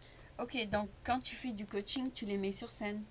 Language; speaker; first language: French; native; French